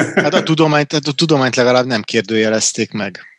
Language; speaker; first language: Hungarian; native; Hungarian